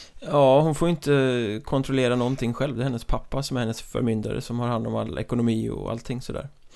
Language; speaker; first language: Swedish; native; Swedish